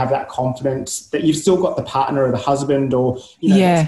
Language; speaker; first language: English; native; English